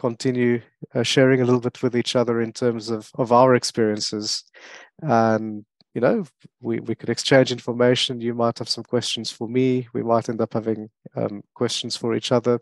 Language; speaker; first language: English; non-native, local second language; French